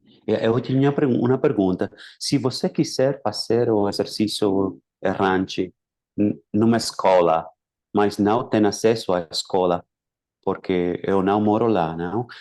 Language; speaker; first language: Portuguese; non-native, learner; Spanish